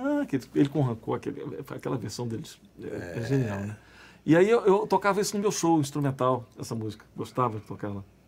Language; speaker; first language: Portuguese; native; Portuguese